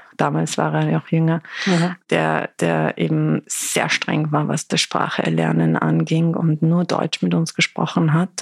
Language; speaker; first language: German; early bilingual, other home language; Persian